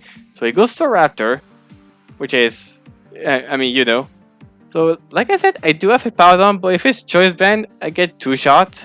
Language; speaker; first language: English; non-native, fluent; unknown